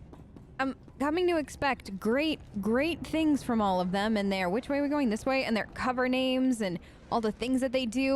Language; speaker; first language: English; native; English